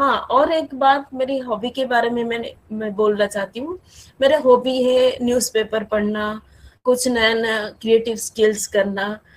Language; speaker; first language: Hindi; non-native, local second language; Odia